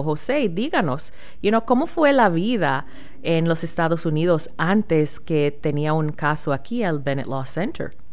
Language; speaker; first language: Spanish; non-native, learner; English